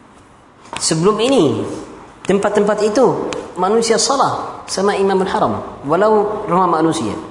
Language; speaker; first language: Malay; non-native, fluent; Arabic